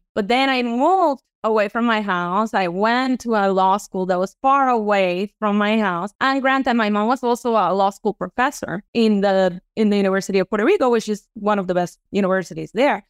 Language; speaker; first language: English; non-native, fluent; Spanish